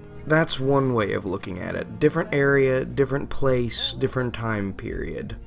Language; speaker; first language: English; native; English